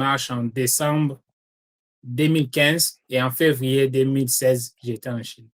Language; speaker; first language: French; non-native, local second language; Lingala